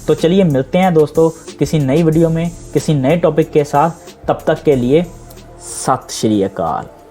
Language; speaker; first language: Hindi; non-native, local second language; Punjabi